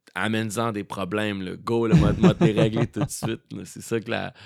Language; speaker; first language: French; native; French